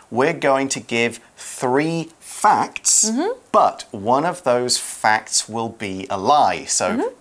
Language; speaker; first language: English; native; English